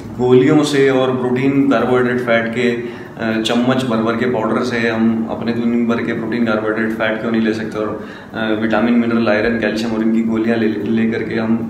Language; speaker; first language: Hindi; native; Hindi